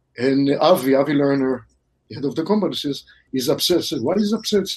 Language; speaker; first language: English; non-native, fluent; Hebrew